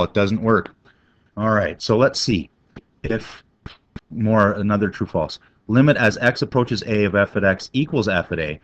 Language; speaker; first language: English; native; English